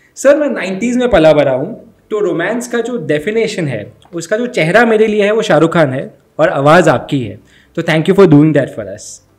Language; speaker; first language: Hindi; native; Hindi